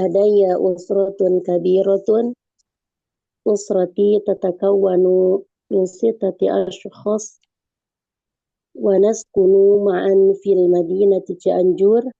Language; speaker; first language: Arabic; non-native, learner; Indonesian